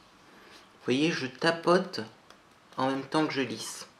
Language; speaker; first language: French; native; French